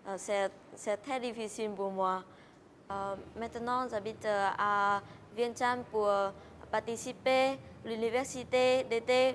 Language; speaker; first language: French; non-native, learner; Vietnamese